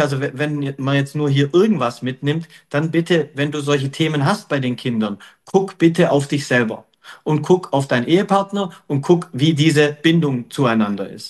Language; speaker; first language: German; native; German